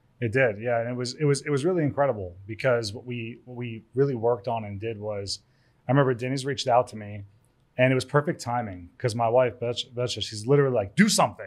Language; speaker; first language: English; early bilingual, other home language; Turkish